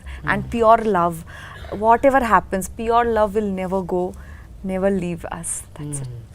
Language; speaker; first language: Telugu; non-native, learner; Bangla